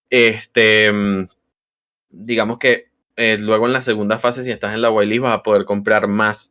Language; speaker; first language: Spanish; native; Spanish